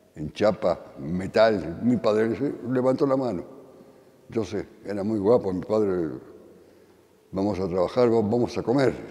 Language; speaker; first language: Spanish; early bilingual, other home language; Polish